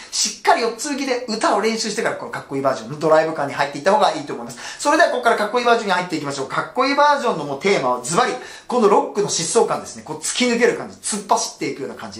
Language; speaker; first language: Japanese; native; Japanese